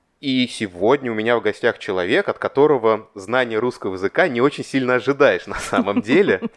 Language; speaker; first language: Russian; native; Russian